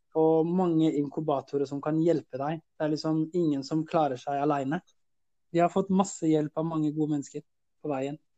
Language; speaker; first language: Norwegian; early bilingual, other home language; Somali